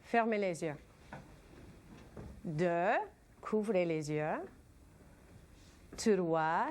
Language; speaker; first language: French; non-native, fluent; English